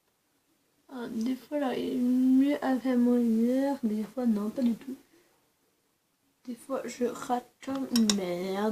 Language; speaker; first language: French; early bilingual, other home language; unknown